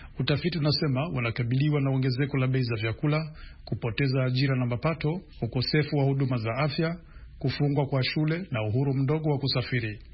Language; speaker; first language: Swahili; non-native, local second language; Rundi